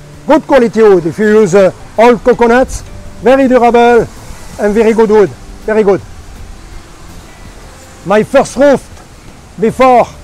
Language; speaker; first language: English; non-native, learner; French